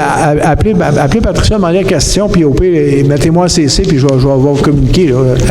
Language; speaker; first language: French; native; French